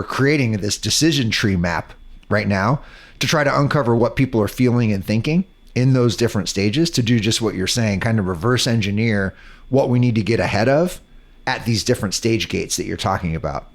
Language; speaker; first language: English; native; English